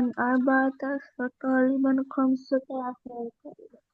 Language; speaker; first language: Arabic; non-native, learner; Bangla